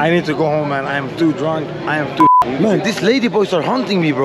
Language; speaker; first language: English; non-native, fluent; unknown